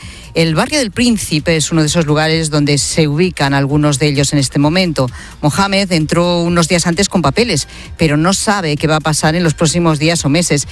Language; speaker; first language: Spanish; native; Spanish